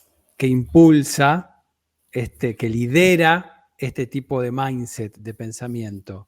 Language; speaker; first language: Spanish; native; Spanish